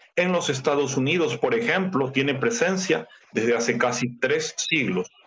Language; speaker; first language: Spanish; native; Spanish